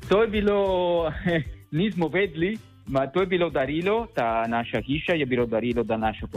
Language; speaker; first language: Slovenian; non-native, learner; Italian